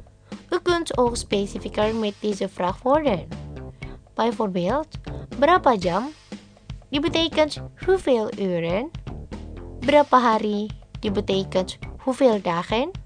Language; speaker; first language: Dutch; non-native, learner; Indonesian